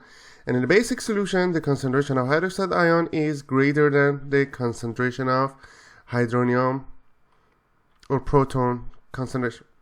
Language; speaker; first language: English; non-native, fluent; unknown